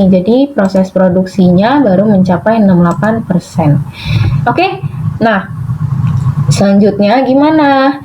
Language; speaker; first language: Indonesian; native; Indonesian